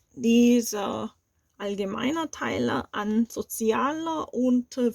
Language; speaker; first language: German; non-native, learner; Korean